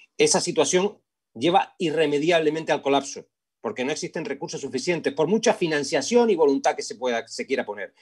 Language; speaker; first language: Spanish; native; Spanish